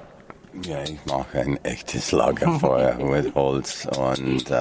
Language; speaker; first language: German; non-native, fluent; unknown